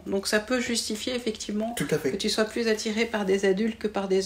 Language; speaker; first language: French; native; French